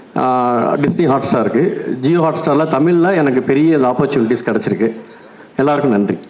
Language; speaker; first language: Tamil; native; Tamil